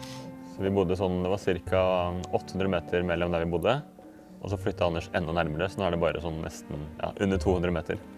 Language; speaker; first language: Norwegian; native; Norwegian